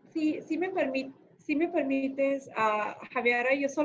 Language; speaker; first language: Spanish; non-native, fluent; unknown